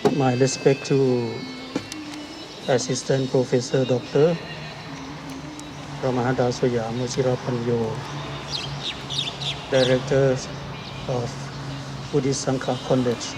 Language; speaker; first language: English; non-native, learner; Thai